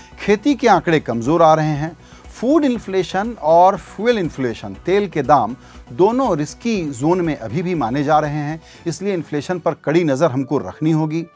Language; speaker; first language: Hindi; native; Hindi